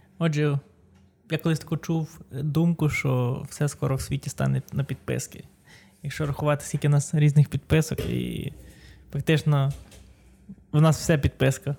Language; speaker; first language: Ukrainian; native; Ukrainian